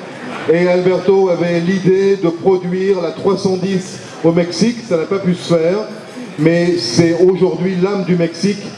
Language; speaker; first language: French; native; French